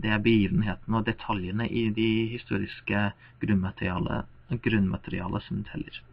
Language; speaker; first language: Norwegian; non-native, fluent; English